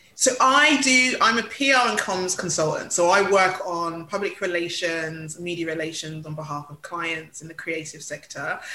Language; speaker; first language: English; native; English